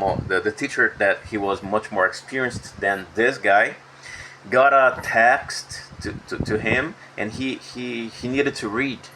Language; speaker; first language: English; non-native, fluent; Portuguese